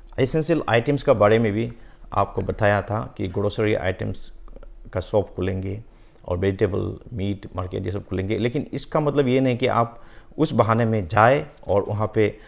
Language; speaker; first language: Hindi; non-native, local second language; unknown